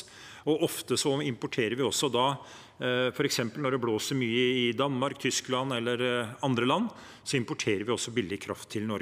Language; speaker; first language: Norwegian; native; Norwegian